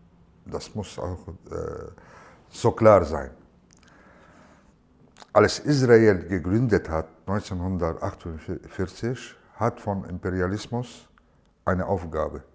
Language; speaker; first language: German; non-native, learner; Arabic